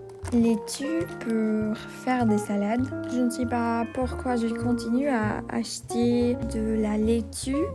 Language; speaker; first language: French; non-native, learner; English